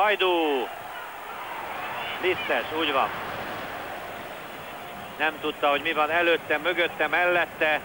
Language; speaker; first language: Hungarian; native; Hungarian